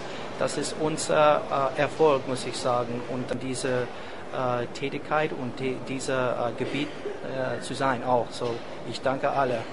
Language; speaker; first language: German; non-native, learner; English